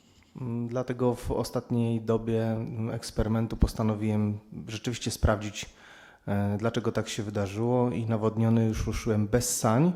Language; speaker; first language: Polish; native; Polish